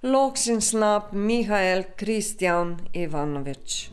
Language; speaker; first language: Icelandic; non-native, learner; Slovenian